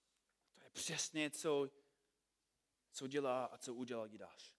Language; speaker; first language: Czech; non-native, fluent; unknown